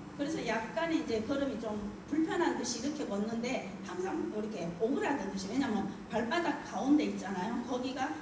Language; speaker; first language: Korean; native; Korean